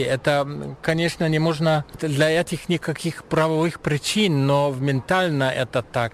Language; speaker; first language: Russian; non-native, fluent; German